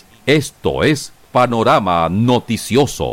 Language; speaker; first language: Spanish; native; Spanish